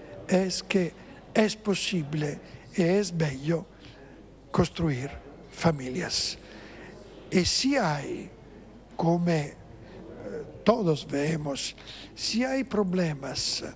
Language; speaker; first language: Spanish; non-native, fluent; Italian